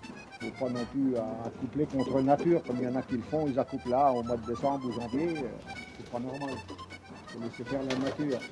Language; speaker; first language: French; native; French